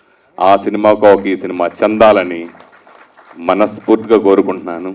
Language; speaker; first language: Telugu; native; Telugu